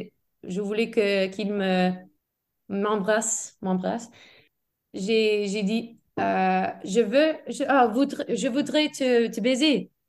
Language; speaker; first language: French; non-native, fluent; English